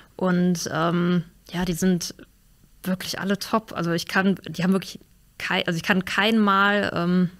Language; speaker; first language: German; native; German